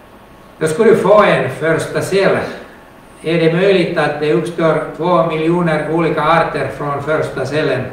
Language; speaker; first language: Swedish; non-native, local second language; Finnish